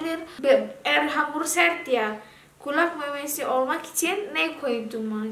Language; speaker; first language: Turkish; non-native, learner; Indonesian